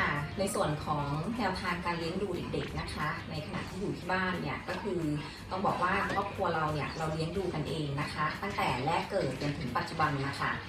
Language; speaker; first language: Thai; native; Thai